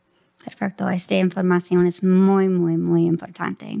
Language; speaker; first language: Spanish; non-native, fluent; English